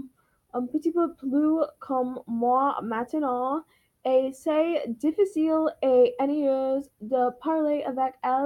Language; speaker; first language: French; non-native, learner; English